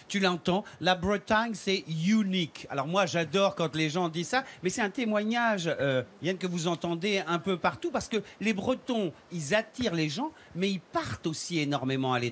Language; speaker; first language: French; native; French